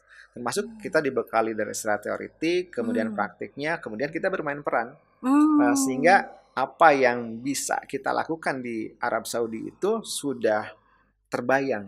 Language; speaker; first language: Indonesian; native; Indonesian